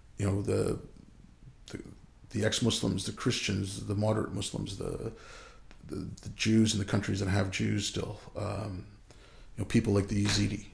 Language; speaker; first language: English; early bilingual, other home language; Urdu